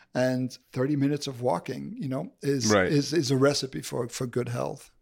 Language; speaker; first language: English; non-native, fluent; French